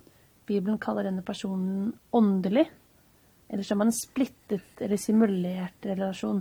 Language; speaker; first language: Norwegian; native; Norwegian